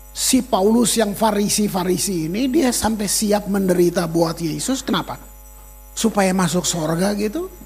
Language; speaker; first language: Indonesian; native; Indonesian